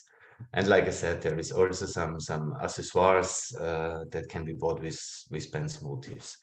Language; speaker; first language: English; non-native, fluent; German